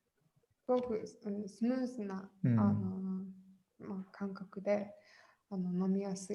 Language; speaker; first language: Japanese; non-native, fluent; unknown